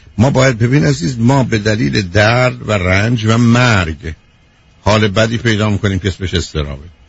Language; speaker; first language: Persian; native; Persian